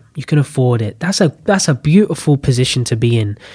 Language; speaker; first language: English; native; English